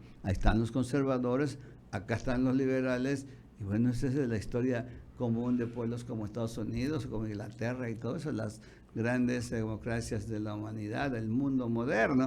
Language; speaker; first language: Spanish; native; Spanish